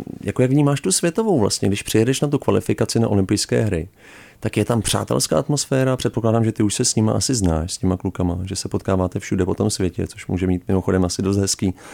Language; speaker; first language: Czech; native; Czech